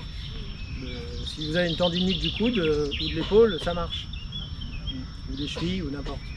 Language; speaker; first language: French; native; French